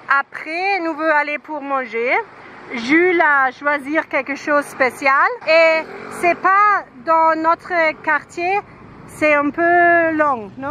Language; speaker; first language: French; non-native, learner; Filipino